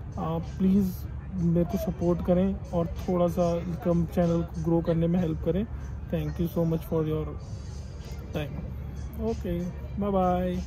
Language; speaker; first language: Hindi; native; Hindi